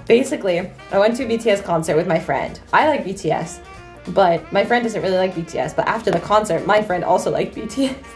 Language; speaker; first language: English; native; English